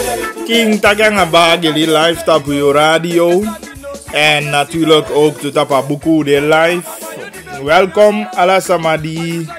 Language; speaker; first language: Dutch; non-native, local second language; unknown